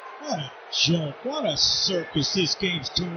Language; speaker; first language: English; native; English